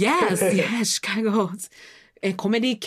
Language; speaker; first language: English; non-native, learner; Japanese